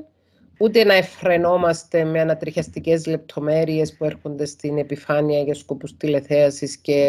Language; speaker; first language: Greek; native; Greek